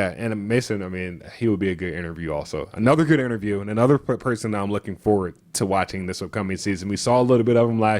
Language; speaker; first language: English; native; English